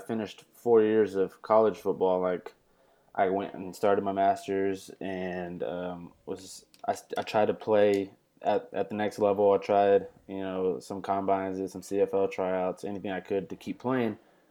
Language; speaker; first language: English; native; English